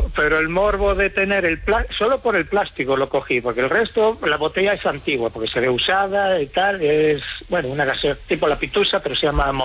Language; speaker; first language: Spanish; early bilingual, other home language; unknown